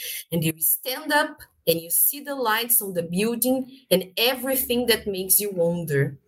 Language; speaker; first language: English; non-native, fluent; Portuguese